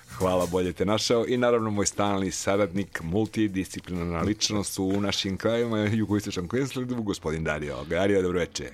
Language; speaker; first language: Serbian; native; Serbian